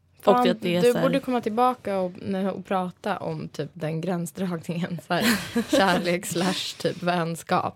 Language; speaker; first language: Swedish; native; Swedish